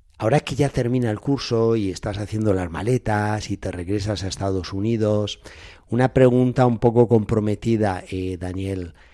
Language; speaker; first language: Spanish; native; Spanish